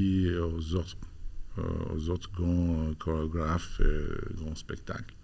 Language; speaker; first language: French; non-native, fluent; Albanian